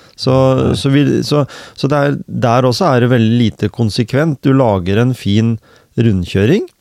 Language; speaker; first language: Norwegian; native; Norwegian